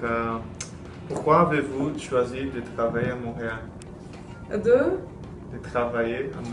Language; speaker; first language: French; non-native, learner; Portuguese